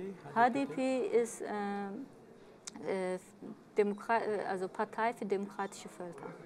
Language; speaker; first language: German; early bilingual, other home language; Kurdish